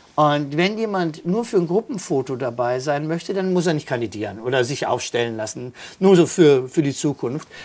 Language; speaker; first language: German; native; German